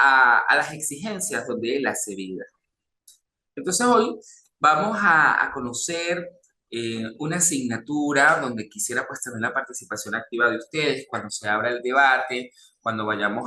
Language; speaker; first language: Spanish; native; Spanish